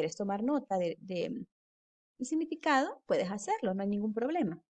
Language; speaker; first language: Spanish; native; Spanish